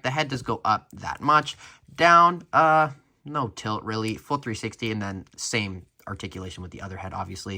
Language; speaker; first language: English; native; English